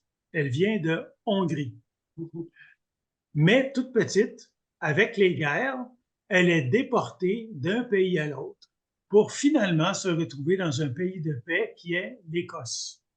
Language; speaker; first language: French; native; French